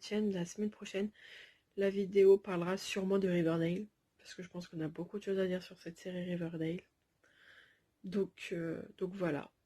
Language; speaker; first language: French; native; French